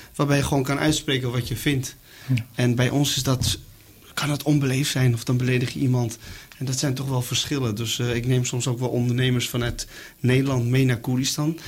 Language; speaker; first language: Dutch; early bilingual, other home language; Kurdish